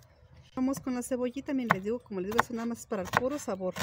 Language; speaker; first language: Spanish; native; Spanish